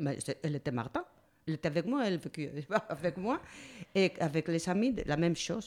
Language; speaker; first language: French; non-native, learner; Spanish